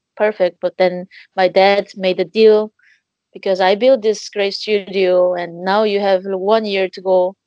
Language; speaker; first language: English; non-native, fluent; Korean